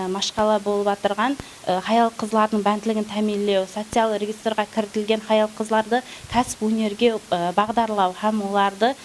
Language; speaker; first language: Uzbek; non-native, local second language; Kara-Kalpak